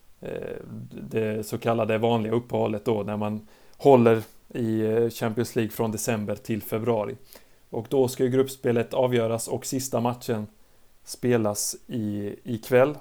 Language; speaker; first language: Swedish; native; Swedish